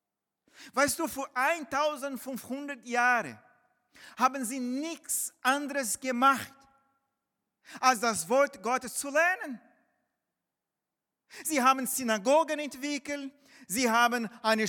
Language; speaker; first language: German; non-native, fluent; Portuguese